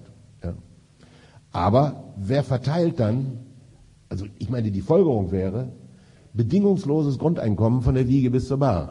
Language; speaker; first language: German; native; German